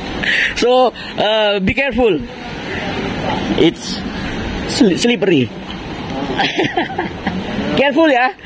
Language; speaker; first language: English; non-native, learner; Indonesian